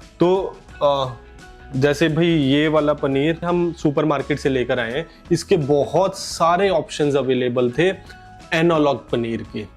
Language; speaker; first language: Hindi; native; Hindi